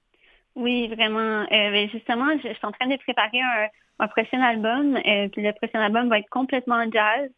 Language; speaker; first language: French; native; French